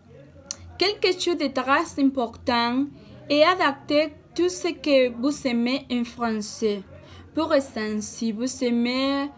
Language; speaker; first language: French; non-native, learner; Spanish